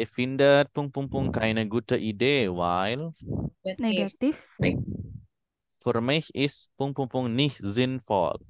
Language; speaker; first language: German; non-native, fluent; Indonesian